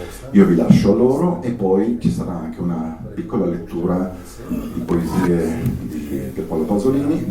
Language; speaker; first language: Italian; native; Italian